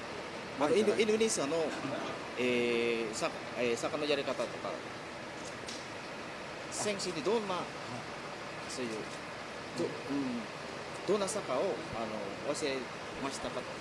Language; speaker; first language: Japanese; non-native, learner; Indonesian